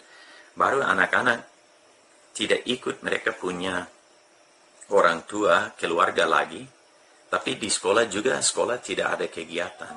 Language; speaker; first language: Indonesian; non-native, fluent; English